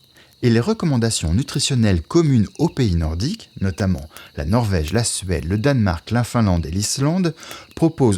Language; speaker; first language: French; native; French